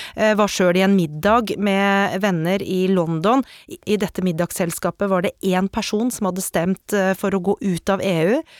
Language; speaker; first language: Norwegian; native; Norwegian